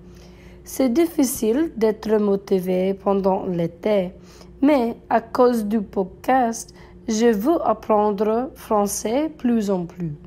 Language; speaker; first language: French; non-native, learner; English